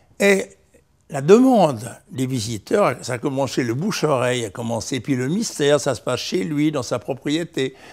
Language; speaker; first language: French; native; French